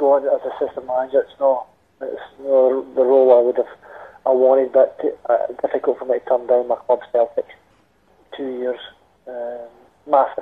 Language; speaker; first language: English; native; English